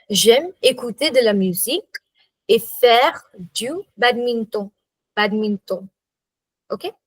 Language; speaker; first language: French; non-native, fluent; English